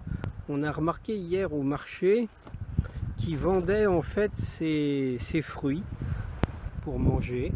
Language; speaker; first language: French; native; French